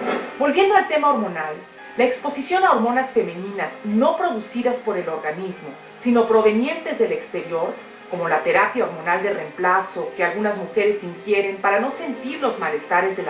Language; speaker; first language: Spanish; native; Spanish